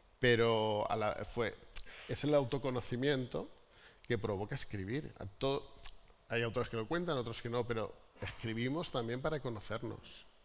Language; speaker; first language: Spanish; native; Spanish